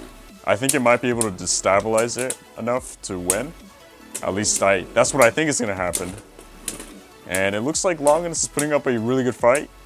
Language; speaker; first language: English; native; English